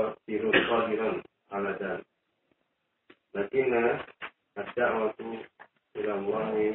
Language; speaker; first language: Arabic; non-native, learner; Indonesian